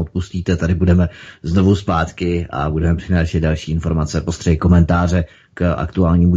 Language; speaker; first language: Czech; native; Czech